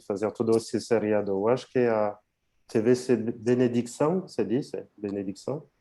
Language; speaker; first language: Portuguese; non-native, fluent; French